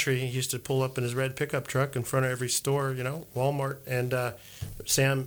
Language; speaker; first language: English; native; English